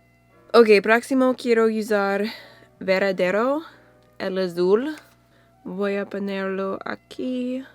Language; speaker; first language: Spanish; non-native, learner; English